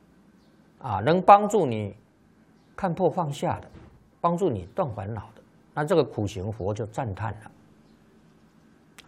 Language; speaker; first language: Chinese; native; Chinese